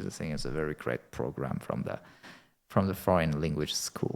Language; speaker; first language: English; non-native, fluent; French